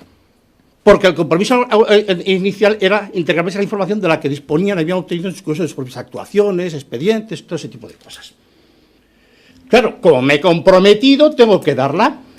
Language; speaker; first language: Spanish; native; Spanish